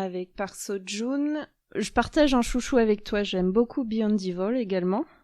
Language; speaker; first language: French; native; French